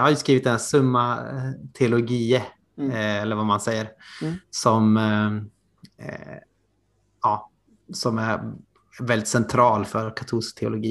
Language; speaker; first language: Swedish; native; Swedish